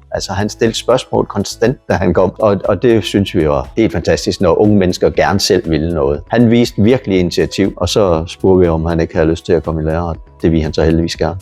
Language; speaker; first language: Danish; native; Danish